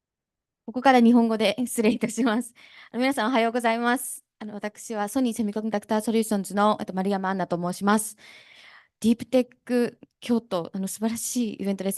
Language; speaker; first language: Japanese; native; Japanese